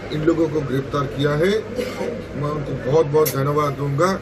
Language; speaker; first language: Hindi; non-native, local second language; Bangla